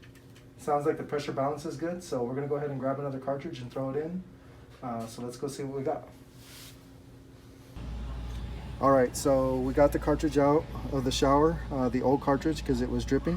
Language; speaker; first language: English; native; English